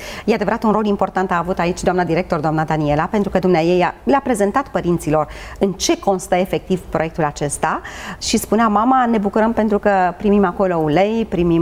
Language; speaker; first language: Romanian; native; Romanian